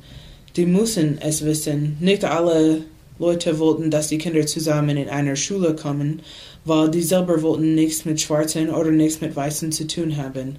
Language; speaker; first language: German; non-native, learner; English